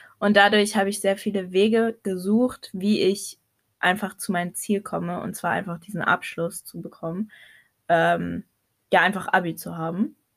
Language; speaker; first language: German; early bilingual, other home language; Arabic